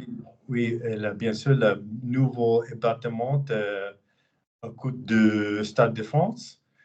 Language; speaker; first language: French; non-native, learner; English